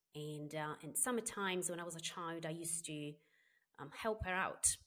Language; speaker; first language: English; non-native, fluent; Italian